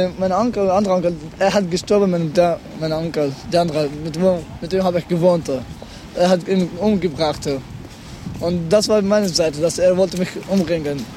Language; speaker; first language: German; non-native, learner; Pashto